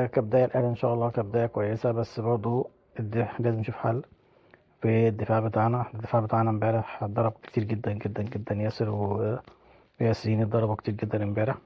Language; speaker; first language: Arabic; native; Arabic